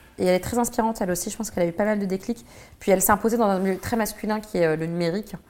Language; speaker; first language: French; native; French